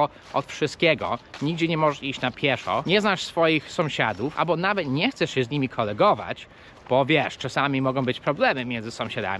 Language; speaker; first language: Polish; non-native, fluent; English